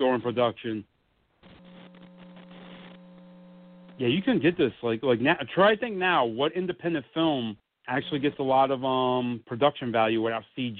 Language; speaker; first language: English; native; English